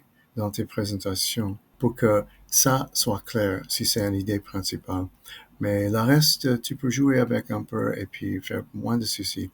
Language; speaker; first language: French; non-native, fluent; English